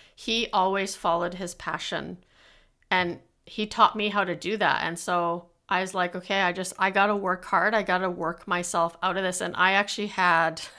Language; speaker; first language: English; native; English